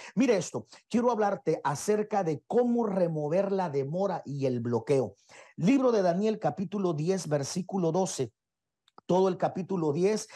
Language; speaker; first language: Spanish; native; Spanish